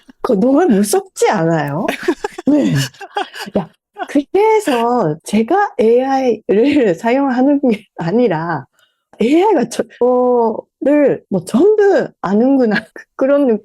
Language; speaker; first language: Korean; non-native, fluent; Japanese